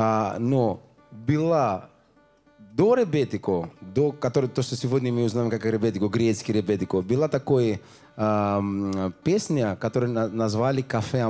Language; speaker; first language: Russian; non-native, learner; Greek